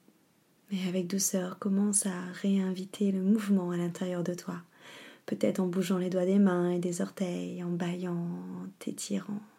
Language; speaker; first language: French; native; French